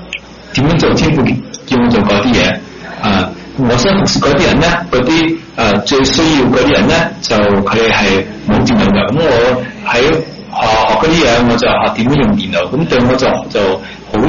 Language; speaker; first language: Chinese; early bilingual, heritage; Cantonese